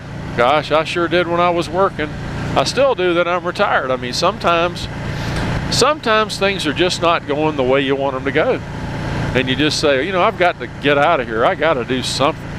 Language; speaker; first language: English; native; English